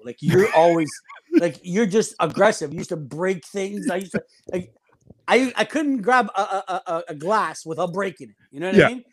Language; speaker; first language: English; early bilingual, other home language; Italian